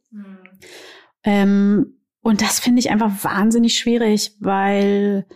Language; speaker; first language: German; native; German